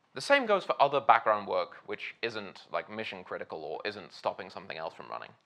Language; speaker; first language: English; native; English